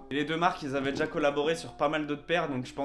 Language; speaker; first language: French; native; French